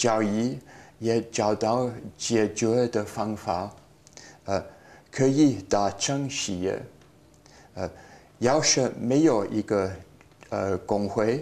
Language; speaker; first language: Chinese; non-native, learner; English